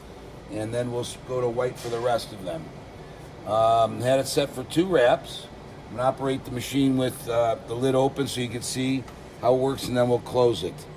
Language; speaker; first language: English; native; English